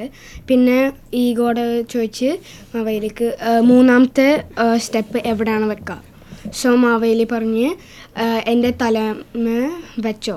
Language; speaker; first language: Malayalam; early bilingual, heritage; Malayalam